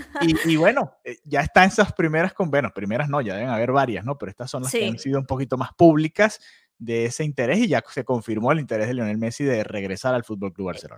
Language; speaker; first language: Spanish; native; Spanish